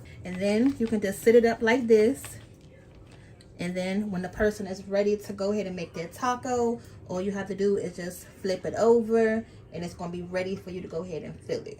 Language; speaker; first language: English; native; English